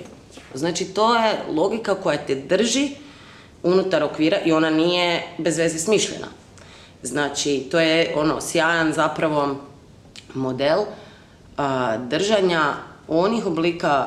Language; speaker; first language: Croatian; native; Croatian